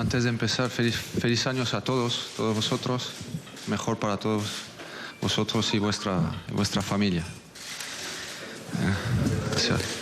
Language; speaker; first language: Spanish; non-native, local second language; French